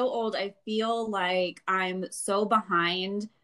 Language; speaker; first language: English; native; English